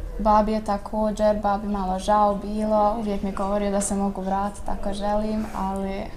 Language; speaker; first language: Serbian; early bilingual, heritage; Bosnian